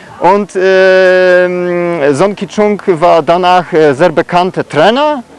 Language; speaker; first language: German; non-native, fluent; Polish